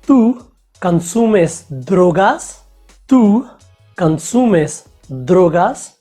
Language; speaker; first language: Spanish; non-native, fluent; Hindi